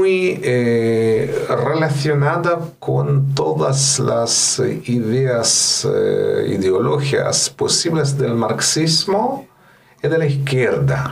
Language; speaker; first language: Spanish; non-native, fluent; Russian